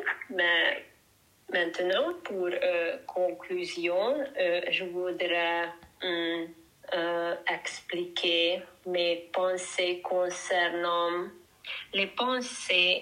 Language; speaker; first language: French; non-native, learner; Hungarian